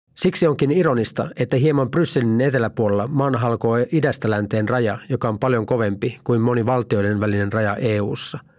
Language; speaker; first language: Finnish; native; Finnish